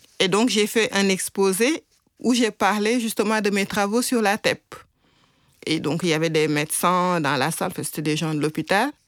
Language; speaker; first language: French; non-native, local second language; Wolof